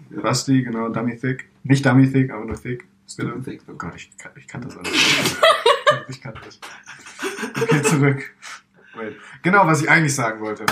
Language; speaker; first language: German; native; German